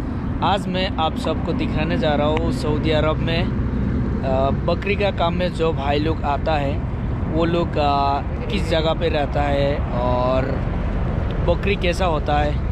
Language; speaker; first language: Hindi; non-native, local second language; Bangla